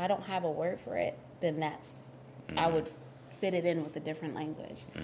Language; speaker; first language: English; early bilingual, other home language; Shona